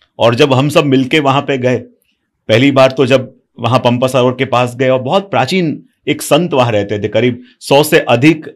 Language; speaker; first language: Hindi; non-native, local second language; Gujarati